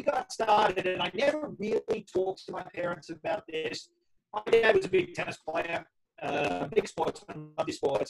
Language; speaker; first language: English; native; English